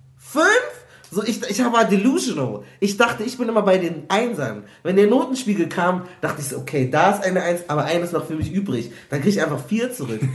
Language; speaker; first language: German; early bilingual, other home language; Igbo